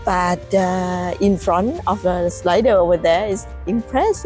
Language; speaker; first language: English; non-native, learner; Thai